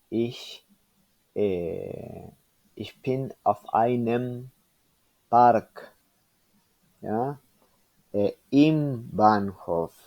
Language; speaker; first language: German; non-native, fluent; Spanish